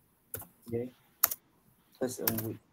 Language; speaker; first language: English; non-native, learner; Chinese